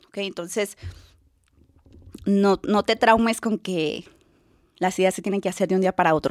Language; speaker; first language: Spanish; native; Spanish